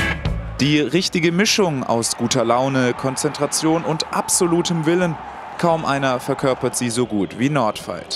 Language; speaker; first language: German; native; German